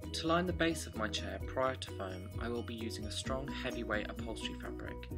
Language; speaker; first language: English; native; English